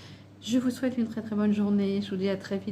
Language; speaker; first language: French; native; French